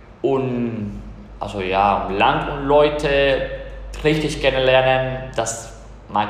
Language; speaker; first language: German; non-native, fluent; Spanish